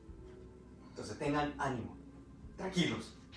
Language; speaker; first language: Spanish; early bilingual, heritage; Spanish